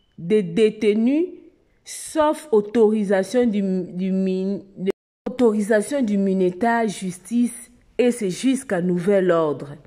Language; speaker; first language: French; non-native, local second language; Lingala